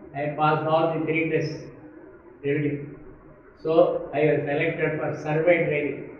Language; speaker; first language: English; non-native, local second language; Tamil